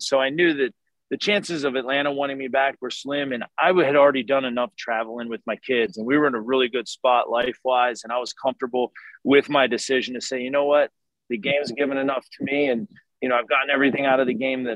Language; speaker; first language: English; native; English